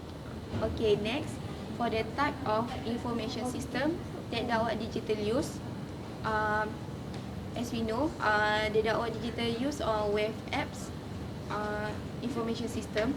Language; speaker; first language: English; non-native, learner; Malay